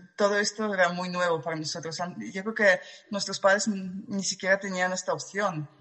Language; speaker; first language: Spanish; non-native, fluent; Russian